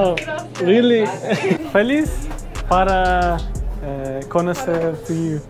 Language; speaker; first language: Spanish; non-native, learner; Turkish